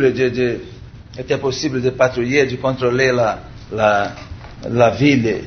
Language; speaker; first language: French; non-native, learner; Portuguese